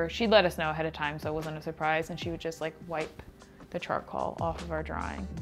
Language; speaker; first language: English; native; English